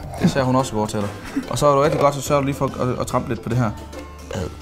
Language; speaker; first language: Danish; native; Danish